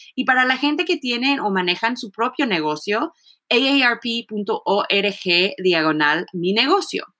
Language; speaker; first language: Spanish; early bilingual, heritage; Spanish